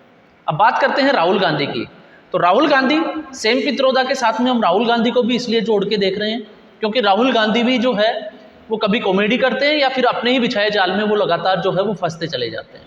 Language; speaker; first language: Hindi; native; Hindi